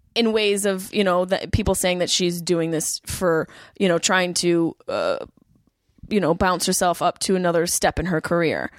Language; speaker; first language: English; native; English